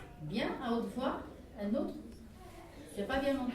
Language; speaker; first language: French; non-native, local second language; Arabic